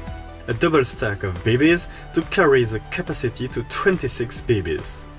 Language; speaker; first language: English; non-native, fluent; French